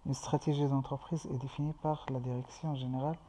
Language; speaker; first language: French; non-native, local second language; Arabic